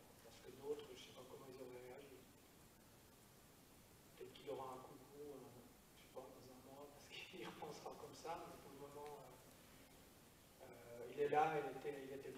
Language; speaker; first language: French; native; French